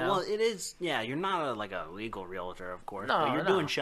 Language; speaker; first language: English; native; English